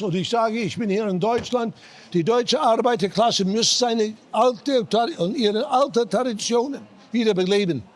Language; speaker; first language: German; non-native, fluent; English